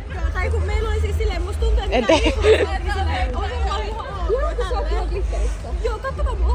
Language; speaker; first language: Finnish; native; Finnish